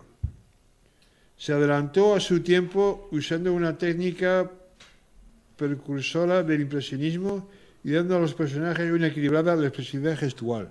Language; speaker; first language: Spanish; native; Spanish